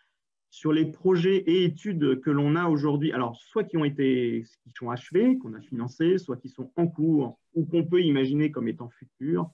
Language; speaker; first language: French; native; French